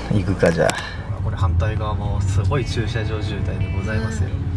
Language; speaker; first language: Japanese; native; Japanese